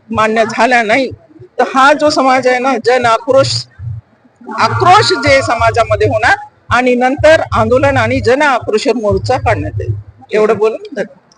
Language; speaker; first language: Marathi; non-native, local second language; Lambadi